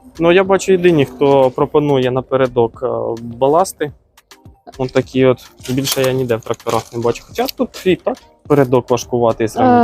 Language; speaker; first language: Ukrainian; native; Ukrainian